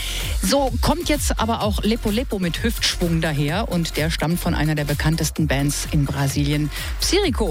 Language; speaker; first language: German; native; German